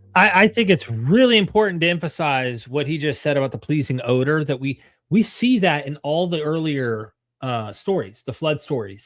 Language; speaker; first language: English; native; English